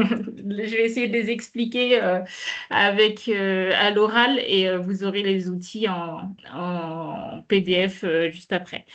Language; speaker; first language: French; native; French